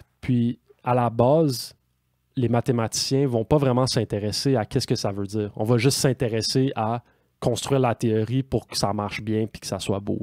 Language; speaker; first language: French; native; French